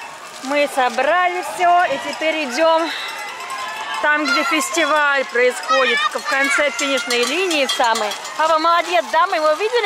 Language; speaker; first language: Russian; native; Russian